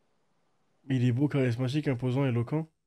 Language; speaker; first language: French; native; French